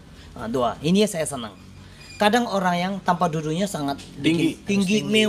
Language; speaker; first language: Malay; non-native, learner; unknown